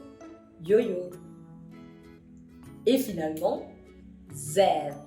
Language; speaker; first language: French; non-native, fluent; Spanish